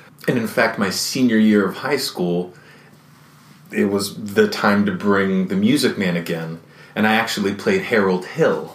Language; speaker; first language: English; native; English